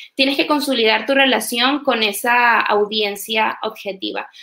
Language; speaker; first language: Spanish; native; Spanish